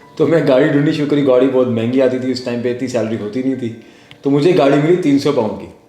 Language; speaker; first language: Hindi; native; Hindi